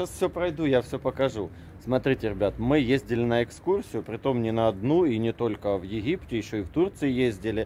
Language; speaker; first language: Russian; native; Russian